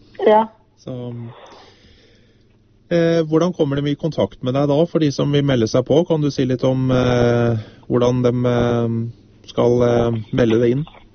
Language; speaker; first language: Norwegian; native; Norwegian